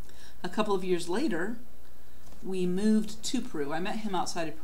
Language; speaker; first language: English; native; English